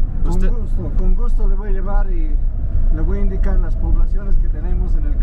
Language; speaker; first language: Spanish; native; Spanish